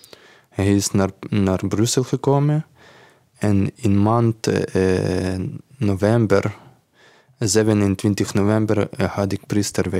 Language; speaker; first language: Dutch; non-native, learner; Ukrainian